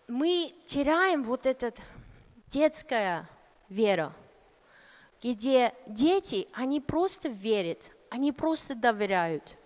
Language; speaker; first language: Russian; non-native, fluent; English